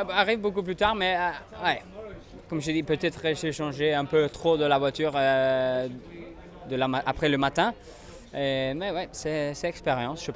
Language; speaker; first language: French; non-native, fluent; Swedish